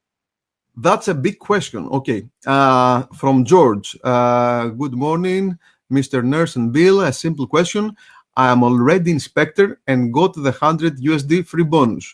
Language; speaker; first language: English; non-native, fluent; Greek